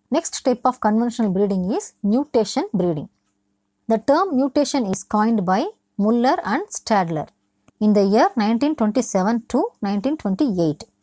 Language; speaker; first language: English; non-native, local second language; Tamil